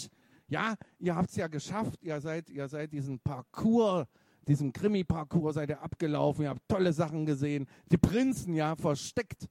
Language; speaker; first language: German; native; German